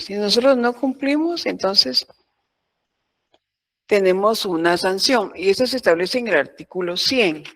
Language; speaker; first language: Spanish; native; Spanish